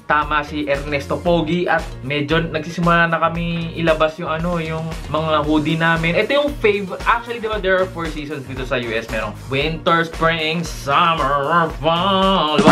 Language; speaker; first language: Filipino; native; Filipino